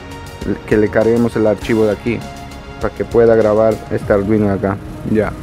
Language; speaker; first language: Spanish; native; Spanish